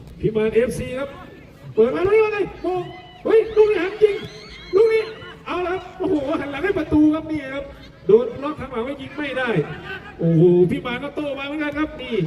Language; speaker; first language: Thai; native; Thai